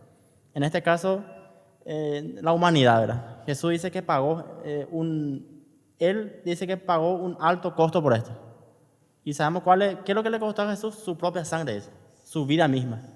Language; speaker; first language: Spanish; native; Spanish